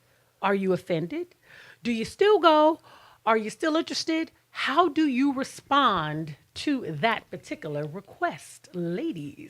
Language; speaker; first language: English; native; English